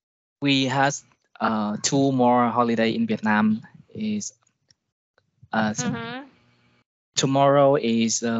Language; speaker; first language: English; non-native, learner; Vietnamese